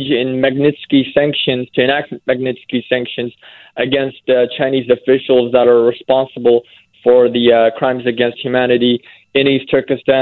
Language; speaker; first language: English; native; English